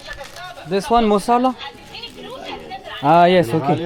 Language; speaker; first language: English; non-native, learner; French